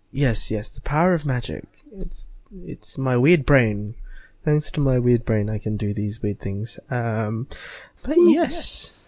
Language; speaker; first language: English; native; English